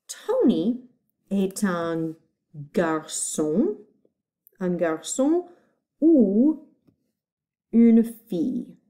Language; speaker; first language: French; non-native, fluent; English